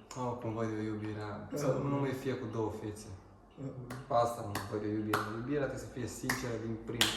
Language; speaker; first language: Romanian; early bilingual, heritage; Romanian